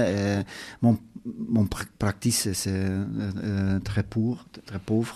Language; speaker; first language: French; non-native, learner; Hungarian